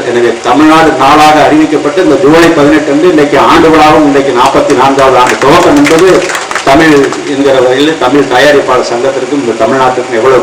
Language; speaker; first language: Tamil; native; Tamil